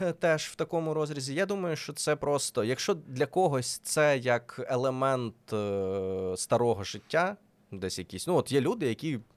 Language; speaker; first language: Ukrainian; non-native, local second language; Russian